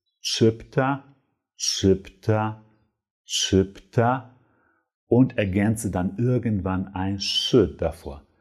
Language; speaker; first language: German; non-native, fluent; Polish